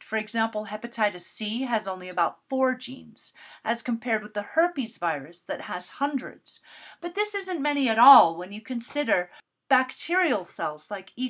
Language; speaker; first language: English; native; English